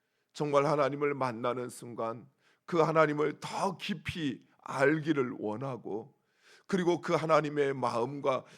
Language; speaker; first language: Korean; native; Korean